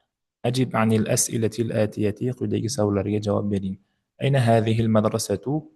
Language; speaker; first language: Arabic; non-native, fluent; Uzbek